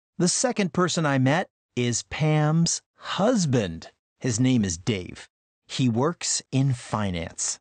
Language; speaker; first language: English; native; English